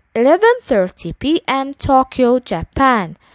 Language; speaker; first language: English; non-native, fluent; Arabic